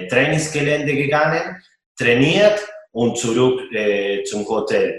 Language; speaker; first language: German; non-native, fluent; Spanish